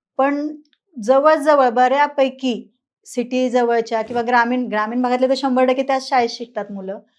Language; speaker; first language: Marathi; native; Marathi